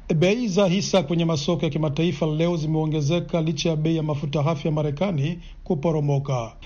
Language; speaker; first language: Swahili; non-native, local second language; Rundi